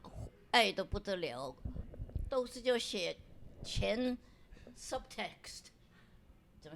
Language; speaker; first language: Chinese; non-native, local second language; Wu Chinese